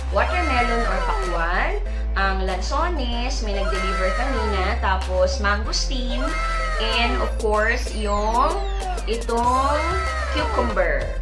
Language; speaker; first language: Filipino; non-native, local second language; Iloko